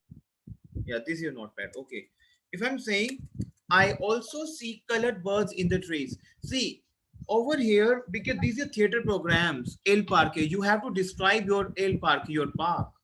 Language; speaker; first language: English; non-native, local second language; Hindi